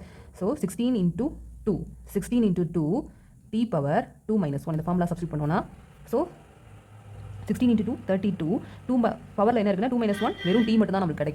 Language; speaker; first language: Tamil; native; Tamil